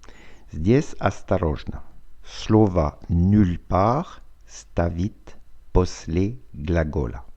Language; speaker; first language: Russian; non-native, fluent; French